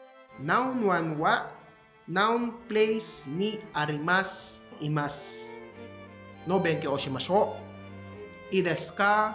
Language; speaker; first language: Japanese; non-native, fluent; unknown